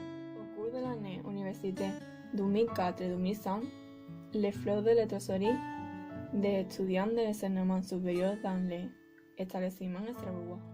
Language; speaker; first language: French; non-native, learner; Spanish